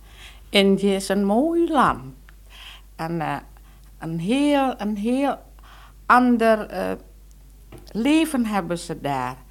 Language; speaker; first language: Dutch; non-native, local second language; Indonesian